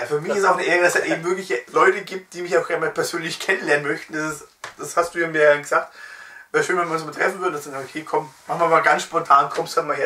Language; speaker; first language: German; native; German